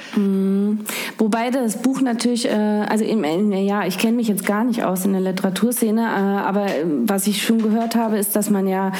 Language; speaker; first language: German; native; German